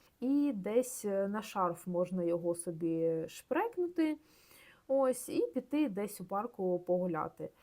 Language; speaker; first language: Ukrainian; non-native, local second language; Russian